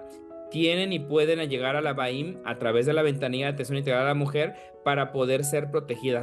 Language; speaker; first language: Spanish; native; Spanish